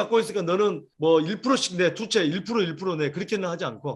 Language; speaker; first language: Korean; native; Korean